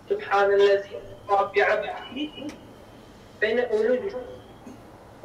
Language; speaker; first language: Turkish; non-native, learner; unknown